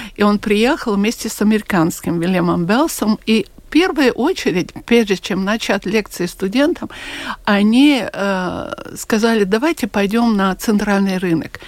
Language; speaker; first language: Russian; non-native, local second language; Latvian